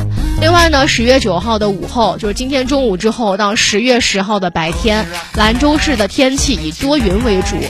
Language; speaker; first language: Chinese; native; Chinese